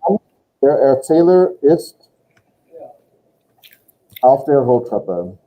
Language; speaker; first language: German; non-native, fluent; English